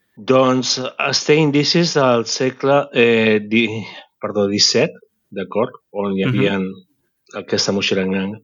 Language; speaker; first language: Catalan; native; Catalan